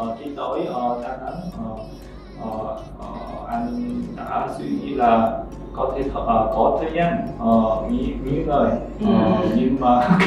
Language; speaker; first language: Vietnamese; non-native, learner; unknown